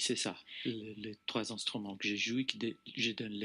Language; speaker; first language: French; non-native, fluent; Portuguese